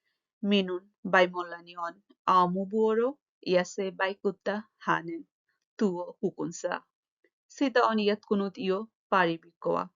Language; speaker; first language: Finnish; non-native, learner; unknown